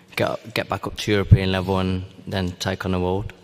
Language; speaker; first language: English; native; English